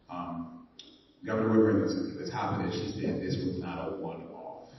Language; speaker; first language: English; native; English